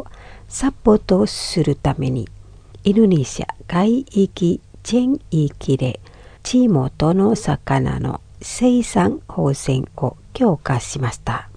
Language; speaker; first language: Japanese; non-native, fluent; Indonesian